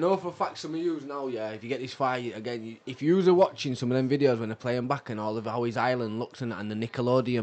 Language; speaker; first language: English; native; English